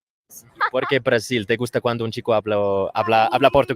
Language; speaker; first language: Spanish; non-native, learner; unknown